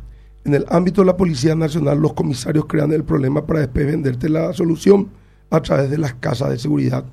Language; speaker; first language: Spanish; native; Spanish